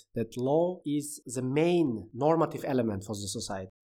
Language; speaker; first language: English; non-native, fluent; Uzbek